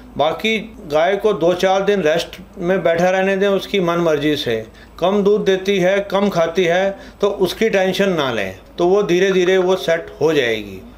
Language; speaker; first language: Hindi; non-native, local second language; Punjabi